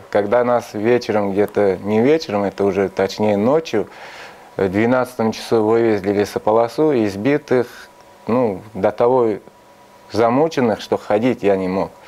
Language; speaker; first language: Russian; non-native, local second language; Tajik